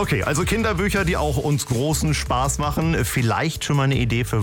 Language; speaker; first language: German; native; German